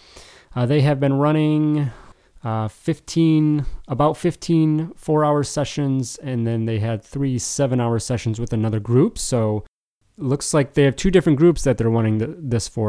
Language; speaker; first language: English; native; English